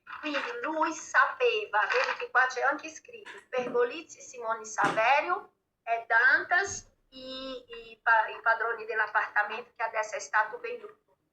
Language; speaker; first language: Italian; non-native, fluent; Portuguese